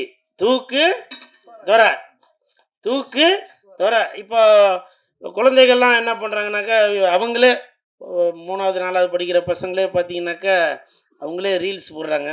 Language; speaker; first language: Tamil; native; Tamil